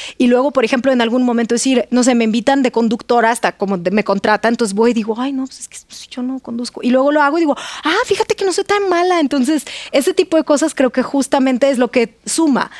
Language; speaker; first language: Spanish; non-native, fluent; Russian